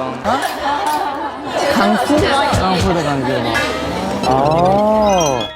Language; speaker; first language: Chinese; non-native, learner; Japanese